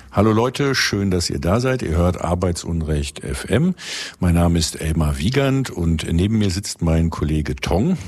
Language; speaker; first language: German; native; German